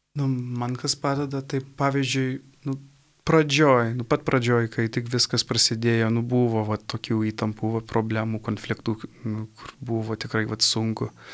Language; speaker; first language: Lithuanian; early bilingual, heritage; Lithuanian